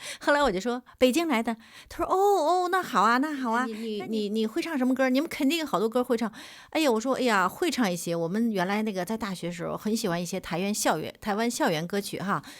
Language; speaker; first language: Chinese; native; Chinese